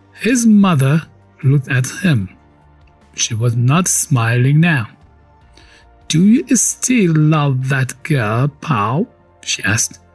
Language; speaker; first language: English; non-native, fluent; Persian